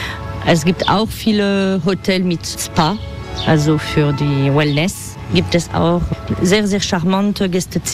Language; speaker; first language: German; non-native, fluent; French